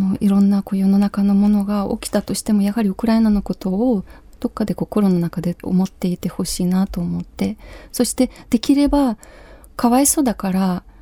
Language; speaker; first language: Japanese; non-native, fluent; Ukrainian